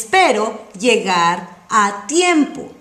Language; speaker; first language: Spanish; non-native, fluent; English